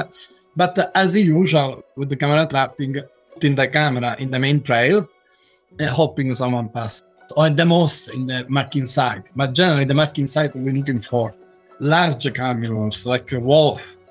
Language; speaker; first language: English; non-native, learner; Italian